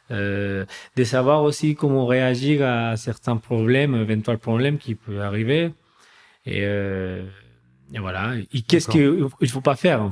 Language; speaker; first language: French; non-native, fluent; Spanish